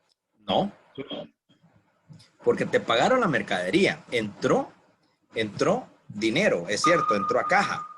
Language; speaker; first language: Spanish; native; Spanish